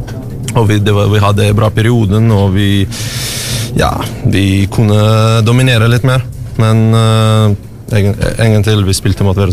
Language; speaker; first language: Norwegian; non-native, learner; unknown